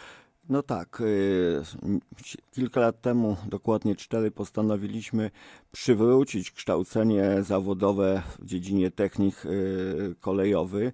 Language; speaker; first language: Polish; native; Polish